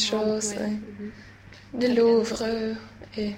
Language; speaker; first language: French; non-native, learner; Swedish